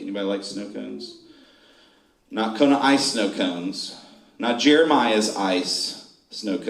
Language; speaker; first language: English; native; English